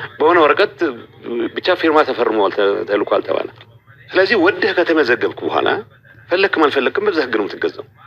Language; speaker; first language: Amharic; non-native, local second language; Tigrinya